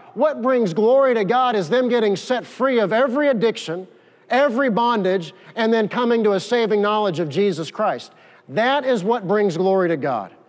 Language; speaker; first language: English; native; English